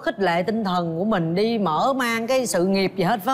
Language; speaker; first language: Vietnamese; native; Vietnamese